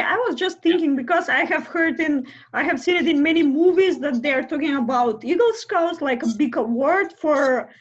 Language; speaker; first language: English; non-native, fluent; Macedonian